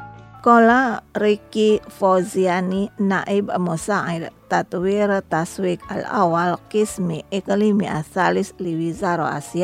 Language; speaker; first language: Arabic; non-native, learner; Indonesian